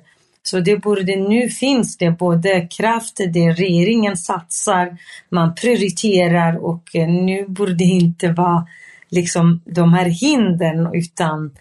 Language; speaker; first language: Swedish; non-native, fluent; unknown